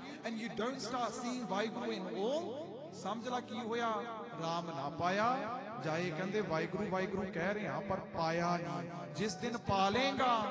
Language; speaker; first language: English; early bilingual, other home language; Punjabi